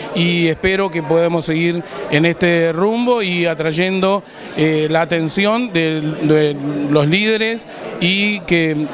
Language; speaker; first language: Spanish; native; Spanish